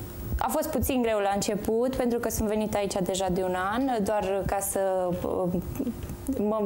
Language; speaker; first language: Romanian; early bilingual, heritage; Romanian